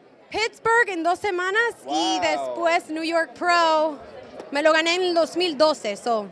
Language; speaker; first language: Spanish; early bilingual, heritage; Spanish